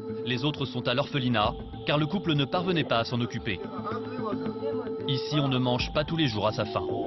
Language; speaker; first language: French; native; French